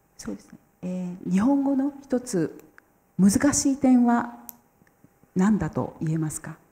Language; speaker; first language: Japanese; native; Japanese